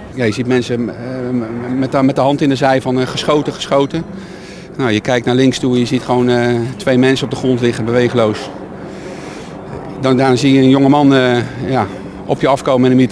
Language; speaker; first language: Dutch; native; Dutch